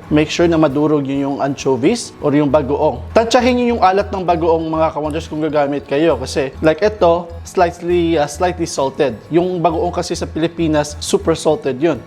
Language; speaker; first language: Filipino; non-native, local second language; Cebuano